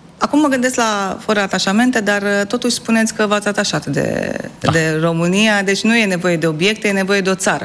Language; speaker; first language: Romanian; native; Romanian